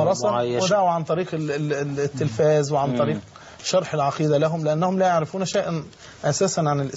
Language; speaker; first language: Arabic; native; Arabic